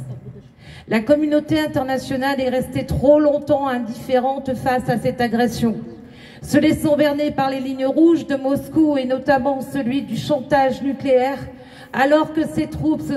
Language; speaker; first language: French; native; French